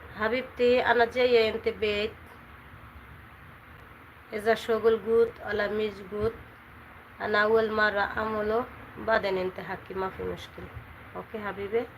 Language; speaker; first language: Arabic; non-native, learner; Bangla